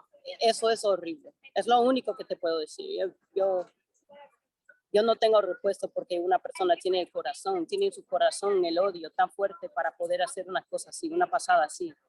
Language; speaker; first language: Spanish; non-native, fluent; English